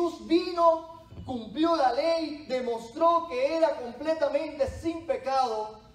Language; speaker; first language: Spanish; native; Spanish